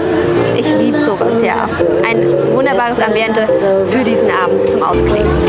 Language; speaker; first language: German; native; German